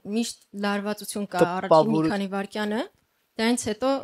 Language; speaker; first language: Armenian; native; Armenian